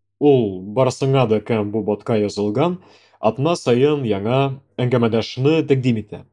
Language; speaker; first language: Tatar; non-native, local second language; Russian